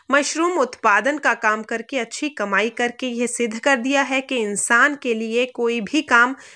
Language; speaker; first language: Hindi; native; Hindi